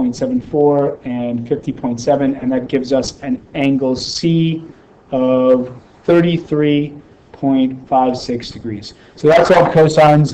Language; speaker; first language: English; native; English